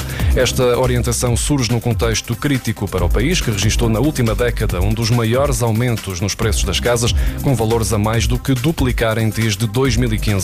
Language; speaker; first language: Portuguese; native; Portuguese